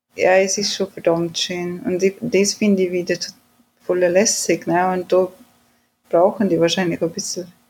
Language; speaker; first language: German; non-native, fluent; Swedish